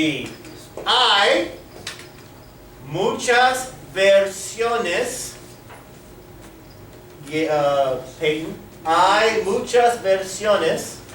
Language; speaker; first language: Spanish; non-native, fluent; English